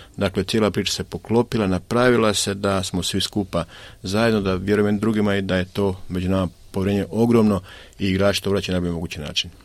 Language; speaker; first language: Croatian; native; Croatian